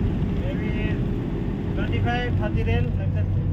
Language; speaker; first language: English; non-native, learner; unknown